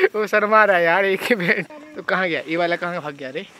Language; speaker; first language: Hindi; non-native, local second language; Bangla